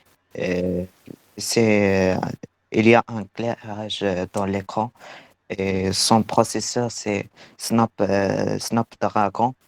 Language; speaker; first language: French; non-native, learner; Arabic